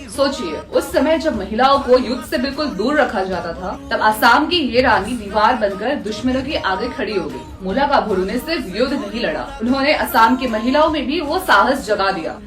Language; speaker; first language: Hindi; non-native, local second language; Assamese